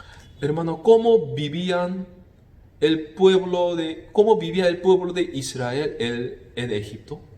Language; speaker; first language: Spanish; non-native, fluent; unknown